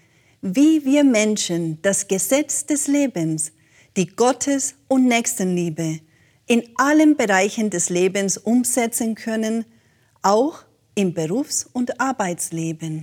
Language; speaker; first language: German; native; German